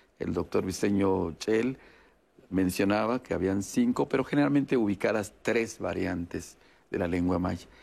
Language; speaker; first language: Spanish; non-native, local second language; Yucateco